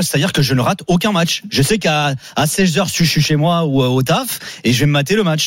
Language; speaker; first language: French; native; French